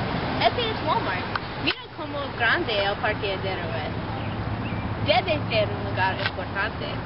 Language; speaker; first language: Spanish; non-native, learner; English